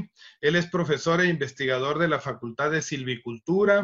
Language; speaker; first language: Spanish; native; Spanish